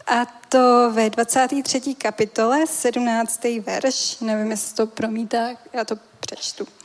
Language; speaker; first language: Czech; native; Czech